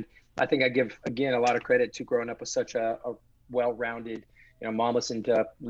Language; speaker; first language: English; native; English